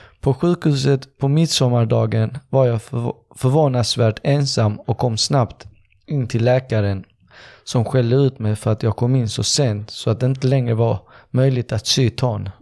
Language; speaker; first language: Swedish; early bilingual, other home language; Persian